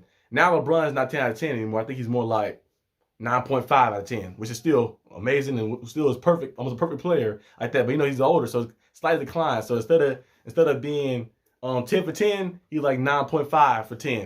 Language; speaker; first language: English; native; English